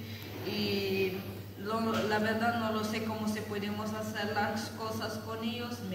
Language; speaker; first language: Spanish; non-native, learner; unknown